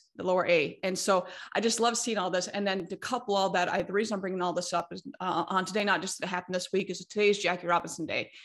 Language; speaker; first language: English; native; English